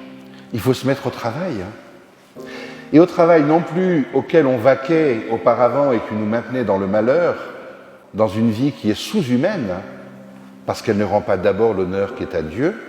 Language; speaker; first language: French; native; French